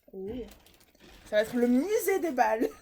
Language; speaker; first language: French; native; French